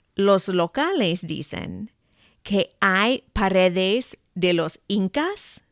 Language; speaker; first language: Spanish; non-native, fluent; English